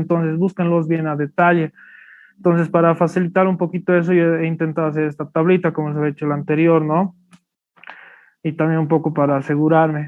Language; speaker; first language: Spanish; native; Spanish